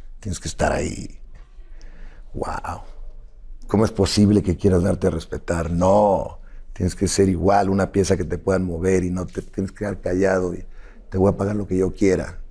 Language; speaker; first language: Spanish; native; Spanish